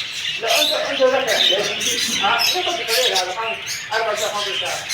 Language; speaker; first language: Arabic; non-native, learner; Indonesian